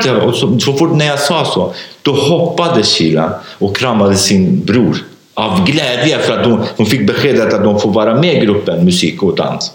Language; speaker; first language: Swedish; non-native, fluent; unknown